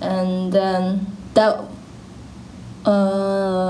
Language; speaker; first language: English; non-native, learner; Japanese